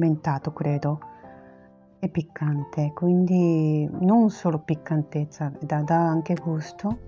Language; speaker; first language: Italian; non-native, learner; Japanese